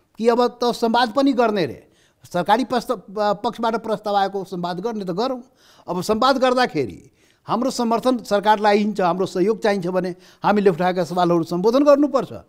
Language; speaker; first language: Nepali; non-native, local second language; Maithili